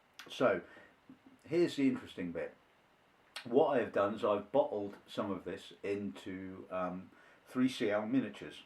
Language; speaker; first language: English; native; English